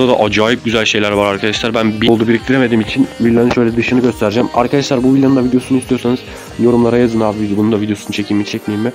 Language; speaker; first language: Turkish; native; Turkish